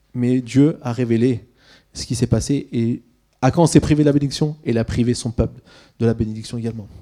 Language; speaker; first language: French; early bilingual, other home language; Swiss German